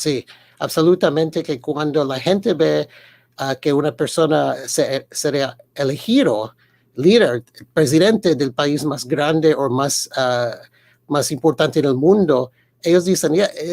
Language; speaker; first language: Spanish; early bilingual, heritage; Spanish